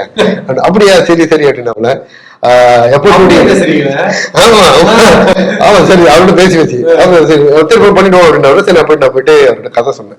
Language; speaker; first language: Tamil; native; Tamil